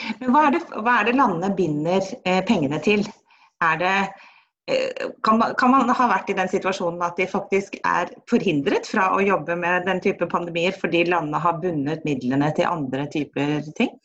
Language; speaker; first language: Norwegian; native; Norwegian